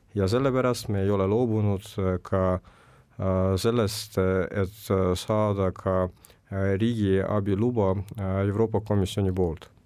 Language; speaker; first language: Estonian; non-native, local second language; Russian